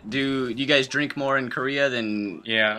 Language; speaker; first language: English; native; English